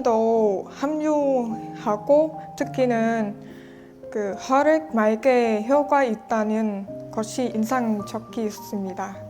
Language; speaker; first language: Korean; non-native, learner; Vietnamese